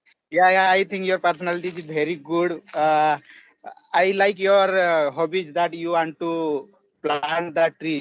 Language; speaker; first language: English; non-native, learner; Odia